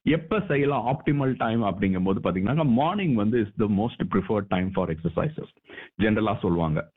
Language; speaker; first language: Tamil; native; Tamil